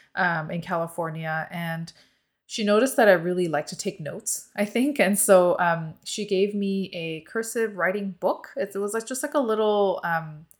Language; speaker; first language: English; early bilingual, other home language; Korean